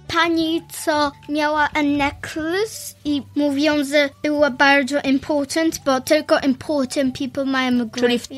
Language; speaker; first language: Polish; early bilingual, heritage; Polish